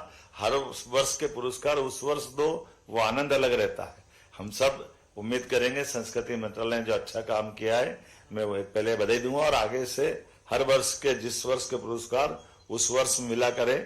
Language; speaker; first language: Hindi; native; Hindi